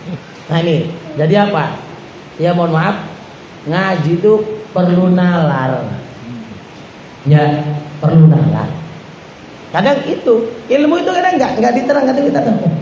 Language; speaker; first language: Indonesian; native; Indonesian